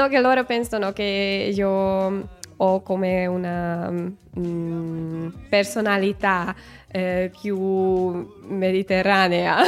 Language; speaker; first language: Italian; non-native, learner; Hungarian